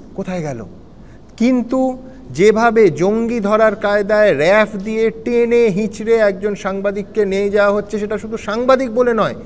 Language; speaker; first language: Bangla; native; Bangla